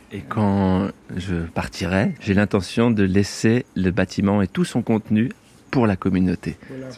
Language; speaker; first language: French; native; French